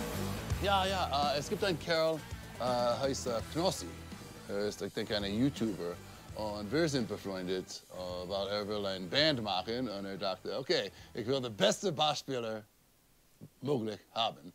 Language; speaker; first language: German; non-native, learner; English